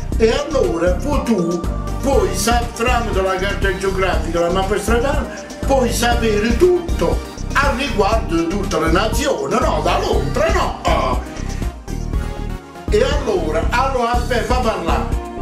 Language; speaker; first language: Italian; native; Italian